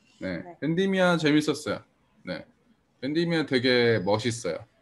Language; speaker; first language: Korean; early bilingual, heritage; Korean